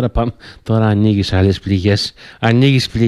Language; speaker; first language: Greek; native; Greek